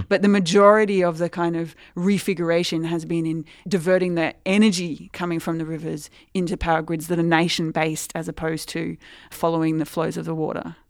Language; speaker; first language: English; native; English